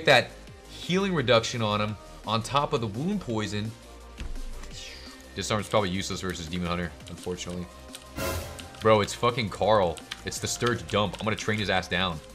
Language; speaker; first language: English; native; English